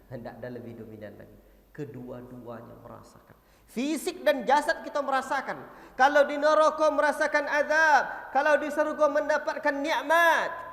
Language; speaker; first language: Malay; non-native, local second language; Minangkabau